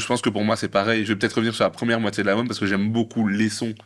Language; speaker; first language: French; native; French